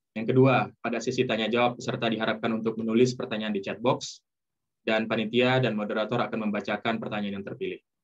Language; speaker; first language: Indonesian; native; Indonesian